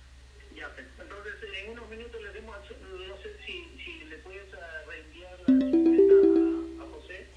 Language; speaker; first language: Spanish; native; Spanish